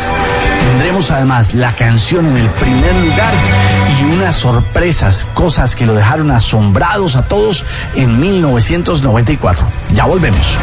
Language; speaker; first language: Spanish; native; Spanish